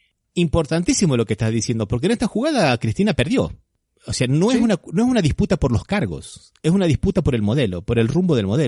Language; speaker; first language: Spanish; native; Spanish